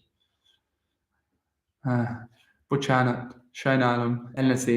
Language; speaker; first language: Hungarian; non-native, learner; Danish